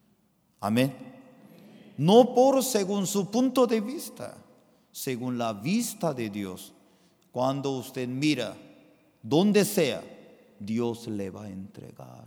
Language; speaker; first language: Spanish; non-native, fluent; Korean